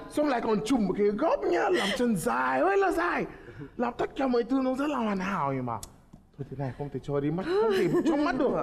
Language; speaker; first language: Vietnamese; non-native, fluent; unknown